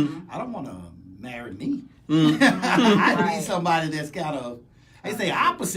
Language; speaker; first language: English; native; English